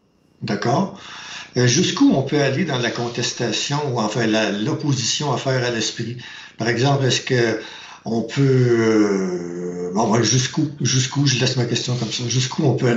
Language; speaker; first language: French; native; French